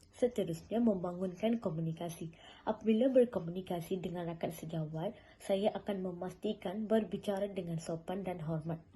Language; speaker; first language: Malay; non-native, local second language; Tamil